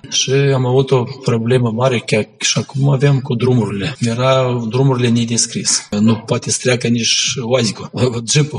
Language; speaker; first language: Romanian; non-native, local second language; Gagauz